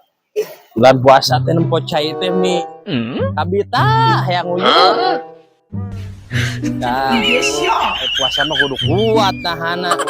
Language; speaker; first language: Indonesian; non-native, local second language; Sundanese